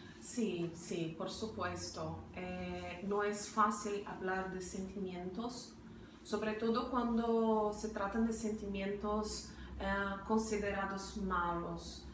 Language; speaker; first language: Spanish; non-native, fluent; Portuguese